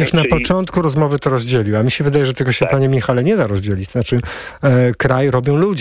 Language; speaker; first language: Polish; native; Polish